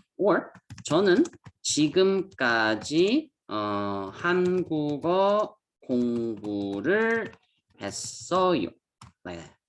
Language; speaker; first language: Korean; native; Korean